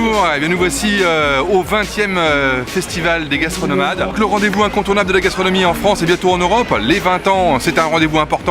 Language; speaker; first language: French; native; French